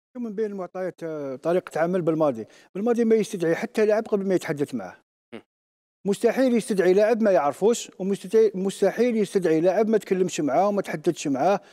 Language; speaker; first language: Arabic; native; Arabic